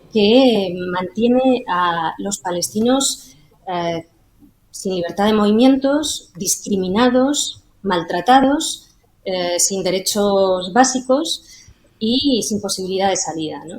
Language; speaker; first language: Spanish; native; Spanish